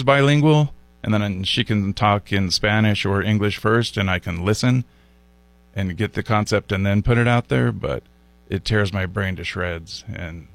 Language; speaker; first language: English; native; English